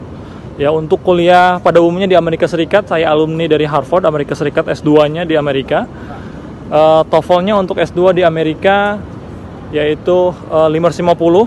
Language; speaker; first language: Indonesian; non-native, local second language; Sundanese